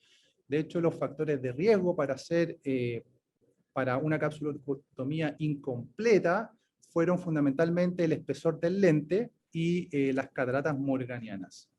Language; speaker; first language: Spanish; native; Spanish